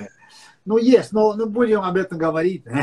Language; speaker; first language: Russian; non-native, learner; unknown